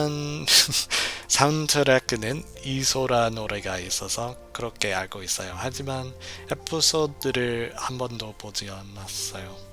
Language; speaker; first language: Korean; non-native, fluent; English